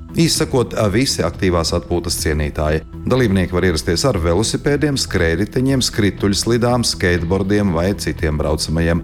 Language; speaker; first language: Latvian; native; Latvian